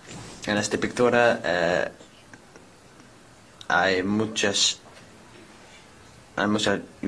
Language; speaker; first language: Spanish; non-native, learner; English